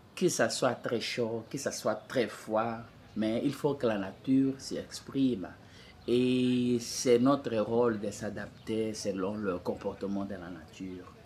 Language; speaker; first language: French; non-native, fluent; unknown